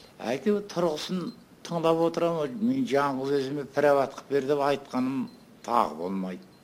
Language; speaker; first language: Kazakh; native; Kazakh